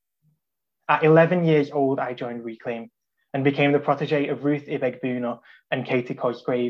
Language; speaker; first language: English; native; English